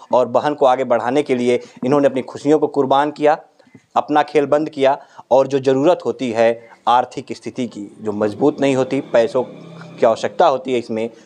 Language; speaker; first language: Hindi; native; Hindi